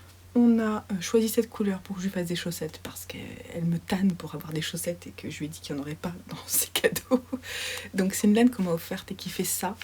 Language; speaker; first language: French; native; French